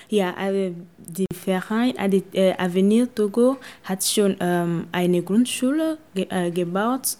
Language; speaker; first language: German; non-native, fluent; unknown